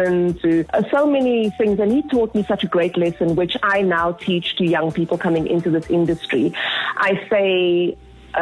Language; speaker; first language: English; native; English